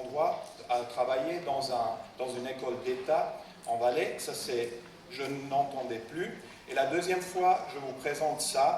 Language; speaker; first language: French; non-native, local second language; German